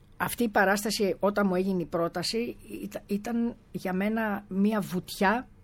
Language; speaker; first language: Greek; early bilingual, other home language; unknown